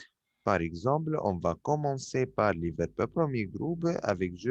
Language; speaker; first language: French; non-native, fluent; Arabic